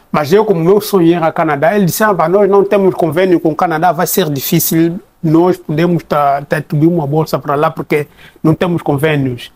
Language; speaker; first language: Portuguese; native; Portuguese